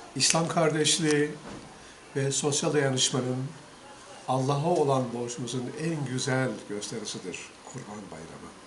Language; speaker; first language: Turkish; native; Turkish